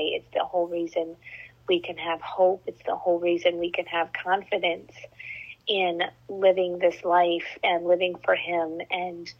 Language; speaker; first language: English; native; English